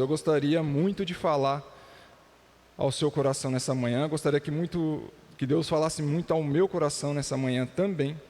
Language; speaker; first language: Portuguese; native; Portuguese